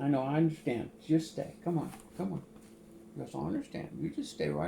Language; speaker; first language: English; native; English